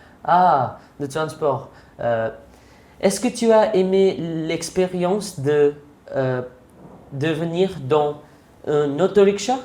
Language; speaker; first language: French; non-native, learner; Hindi